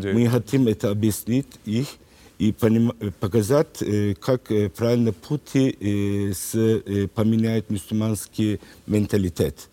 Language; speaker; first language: Russian; non-native, learner; Turkish